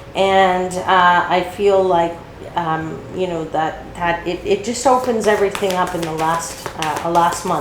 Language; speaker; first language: English; native; English